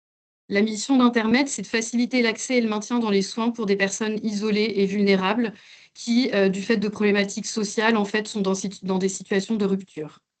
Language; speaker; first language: French; native; French